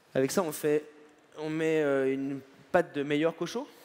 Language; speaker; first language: French; native; French